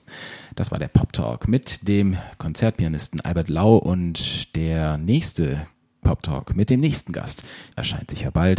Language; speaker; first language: German; native; German